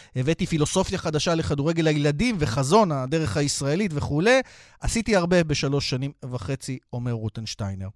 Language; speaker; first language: Hebrew; native; Hebrew